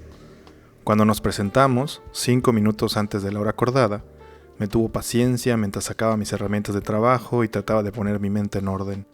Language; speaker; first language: Spanish; native; Spanish